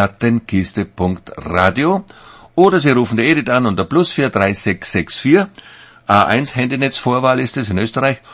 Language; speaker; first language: German; native; German